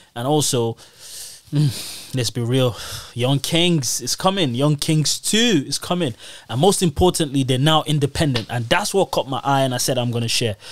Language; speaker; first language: English; native; English